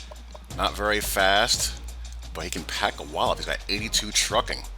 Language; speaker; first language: English; native; English